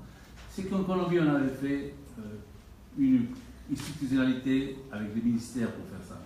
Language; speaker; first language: French; non-native, fluent; Spanish